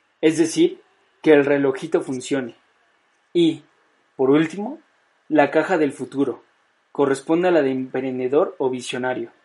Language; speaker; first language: Spanish; native; Spanish